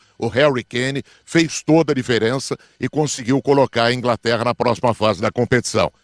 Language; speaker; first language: Portuguese; native; Portuguese